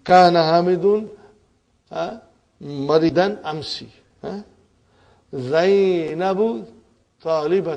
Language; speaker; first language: Arabic; non-native, fluent; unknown